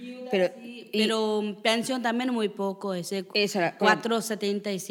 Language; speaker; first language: Spanish; non-native, learner; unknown